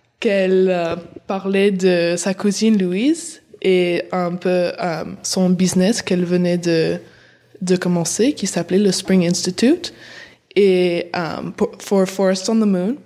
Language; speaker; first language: French; early bilingual, heritage; English